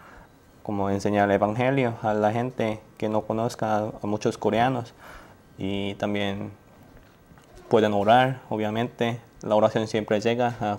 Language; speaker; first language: Spanish; non-native, learner; Korean